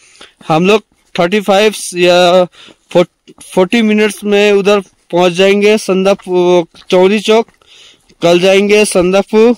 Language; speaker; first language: Hindi; non-native, local second language; Nepali